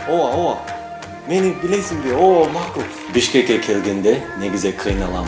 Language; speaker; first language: Kyrgyz; non-native, fluent; English